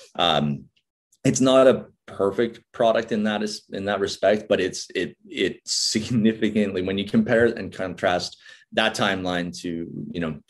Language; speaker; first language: English; native; English